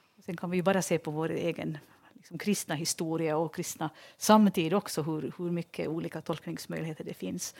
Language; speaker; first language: Swedish; native; Swedish